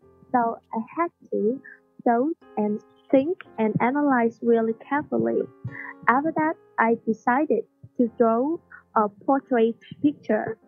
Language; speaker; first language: English; non-native, learner; Vietnamese